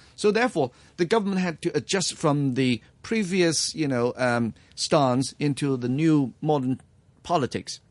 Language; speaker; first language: English; non-native, local second language; Cantonese